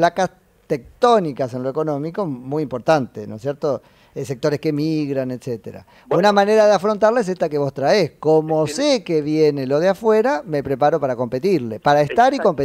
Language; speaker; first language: Spanish; native; Spanish